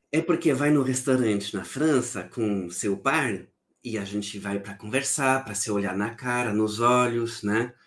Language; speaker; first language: Portuguese; non-native, fluent; French